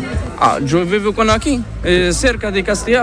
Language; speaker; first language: Spanish; non-native, learner; Arabic